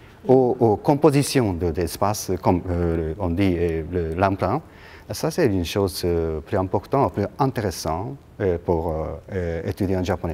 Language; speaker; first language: French; non-native, learner; Japanese